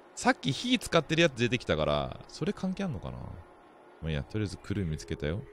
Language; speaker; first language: Japanese; native; Japanese